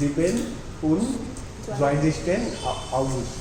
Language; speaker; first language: German; non-native, learner; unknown